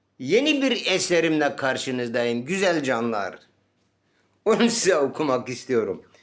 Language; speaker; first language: Turkish; native; Turkish